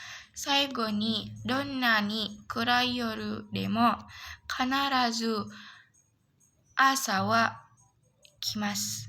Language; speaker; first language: Japanese; non-native, learner; Indonesian